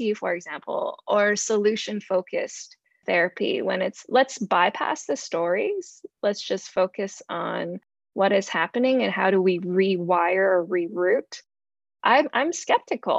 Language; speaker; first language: English; non-native, local second language; Cantonese